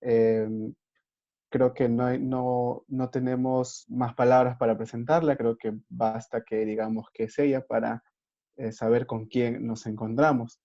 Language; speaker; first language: Spanish; native; Spanish